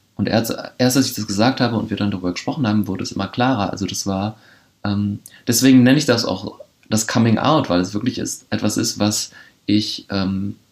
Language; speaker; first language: German; early bilingual, other home language; Polish